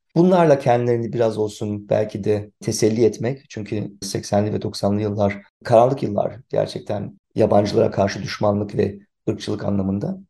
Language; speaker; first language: Turkish; early bilingual, heritage; Turkish